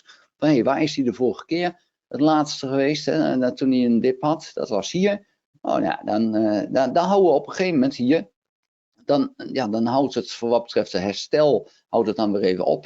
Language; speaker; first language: Dutch; native; Dutch